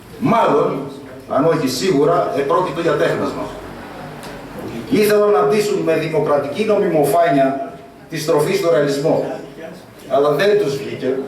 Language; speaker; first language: Greek; native; Greek